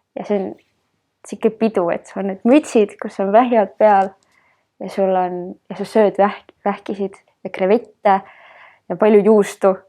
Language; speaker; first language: Estonian; early bilingual, heritage; Estonian